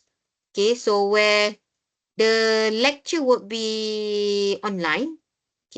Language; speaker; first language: English; non-native, local second language; Malay